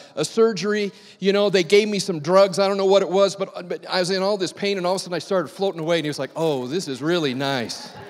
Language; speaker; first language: English; native; English